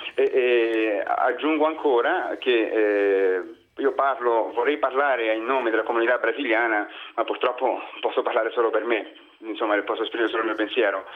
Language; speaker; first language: Italian; non-native, fluent; Portuguese